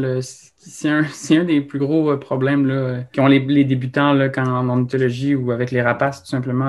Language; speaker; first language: French; native; French